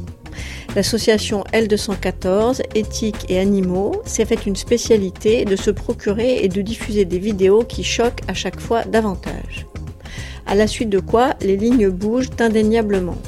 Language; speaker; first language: French; native; French